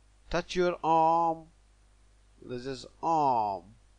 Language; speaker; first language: English; non-native, local second language; Pashto